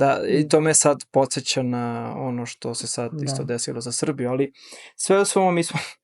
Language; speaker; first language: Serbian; early bilingual, heritage; Serbian